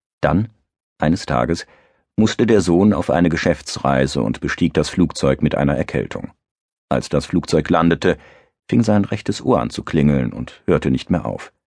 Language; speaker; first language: German; native; German